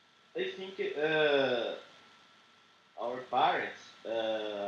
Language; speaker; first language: English; non-native, learner; Portuguese